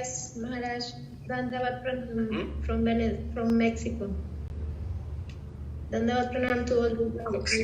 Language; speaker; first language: English; non-native, fluent; Spanish